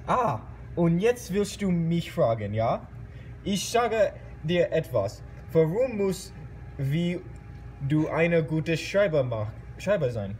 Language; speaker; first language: German; non-native, learner; English